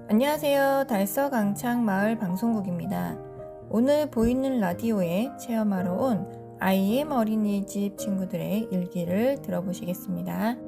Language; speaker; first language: Korean; native; Korean